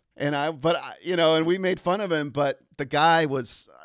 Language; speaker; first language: English; early bilingual, other home language; German